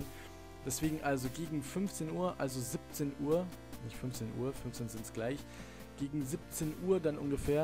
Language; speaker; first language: German; native; German